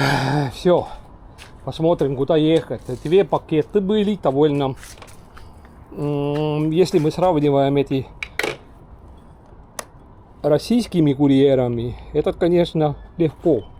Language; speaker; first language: Russian; non-native, local second language; Estonian